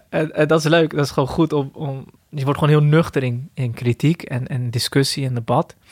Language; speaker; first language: Dutch; early bilingual, other home language; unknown